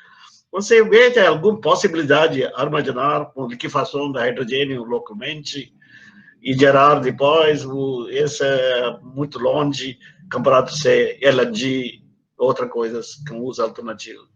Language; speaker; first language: Portuguese; non-native, fluent; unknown